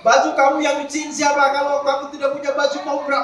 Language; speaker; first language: Indonesian; native; Indonesian